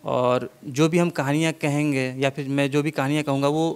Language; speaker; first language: Hindi; native; Hindi